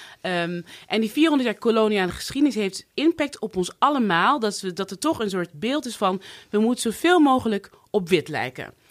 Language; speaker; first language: Dutch; native; Dutch